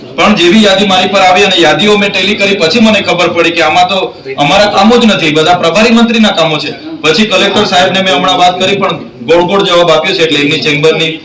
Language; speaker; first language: Gujarati; non-native, local second language; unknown